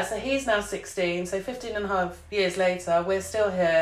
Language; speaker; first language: English; native; English